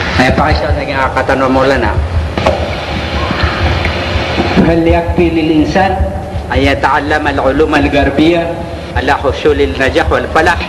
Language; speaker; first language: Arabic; non-native, fluent; Maranao